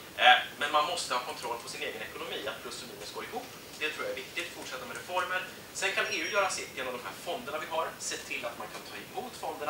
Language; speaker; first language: Swedish; native; Swedish